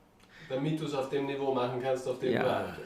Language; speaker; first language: German; native; German